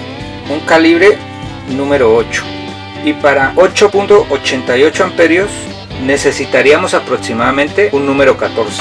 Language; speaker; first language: Spanish; native; Spanish